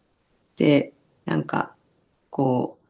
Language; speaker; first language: Japanese; native; Japanese